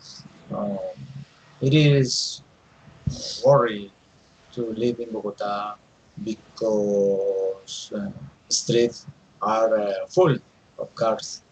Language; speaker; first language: English; non-native, learner; Spanish